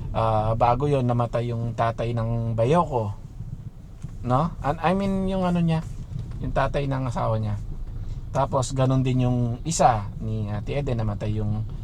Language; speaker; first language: Filipino; native; Filipino